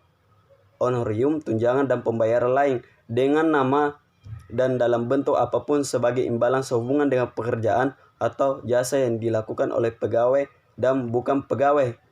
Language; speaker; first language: Indonesian; native; Indonesian